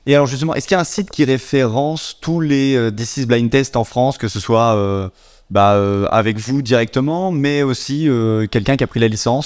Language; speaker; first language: French; native; French